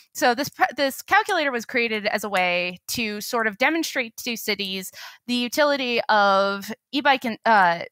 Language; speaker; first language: English; native; English